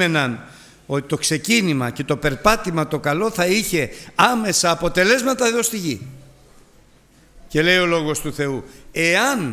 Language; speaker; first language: Greek; native; Greek